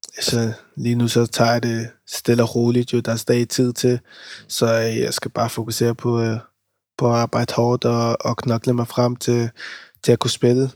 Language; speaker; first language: Danish; early bilingual, other home language; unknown